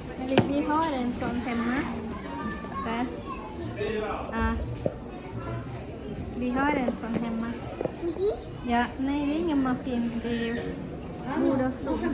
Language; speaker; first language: Swedish; non-native, learner; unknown